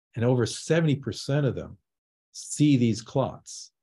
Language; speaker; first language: English; native; English